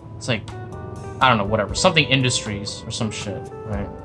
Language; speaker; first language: English; native; English